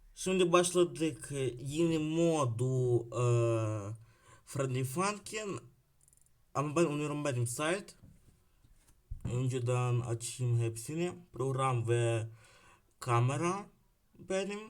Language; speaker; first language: Turkish; non-native, learner; Ukrainian